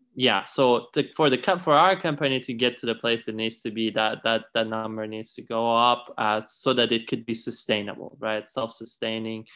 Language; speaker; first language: English; non-native, fluent; Persian